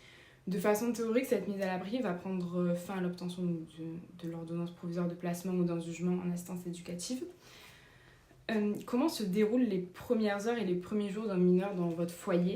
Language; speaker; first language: French; native; French